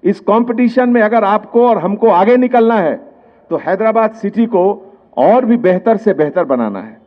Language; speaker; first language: Hindi; non-native, local second language; Telugu